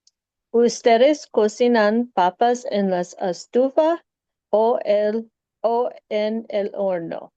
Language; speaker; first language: Spanish; non-native, learner; English